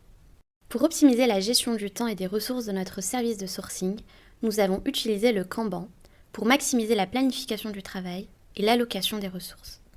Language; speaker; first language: French; native; French